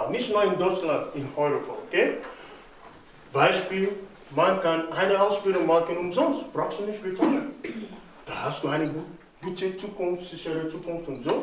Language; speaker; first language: German; non-native, fluent; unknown